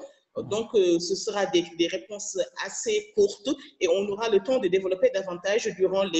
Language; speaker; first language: French; non-native, local second language; Wolof